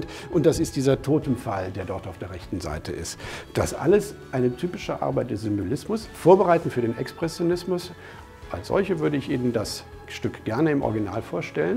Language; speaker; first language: German; native; German